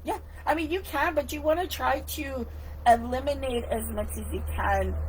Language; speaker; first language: English; native; English